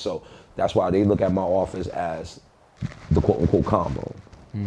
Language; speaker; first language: English; native; English